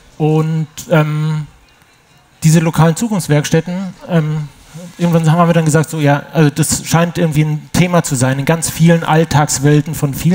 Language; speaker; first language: German; native; German